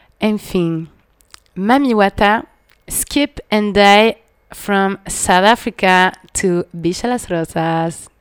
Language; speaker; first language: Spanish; non-native, fluent; French